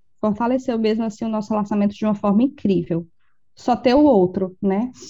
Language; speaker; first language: Portuguese; native; Portuguese